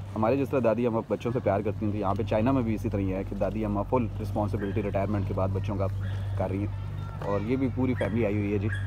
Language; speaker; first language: Urdu; non-native, local second language; Punjabi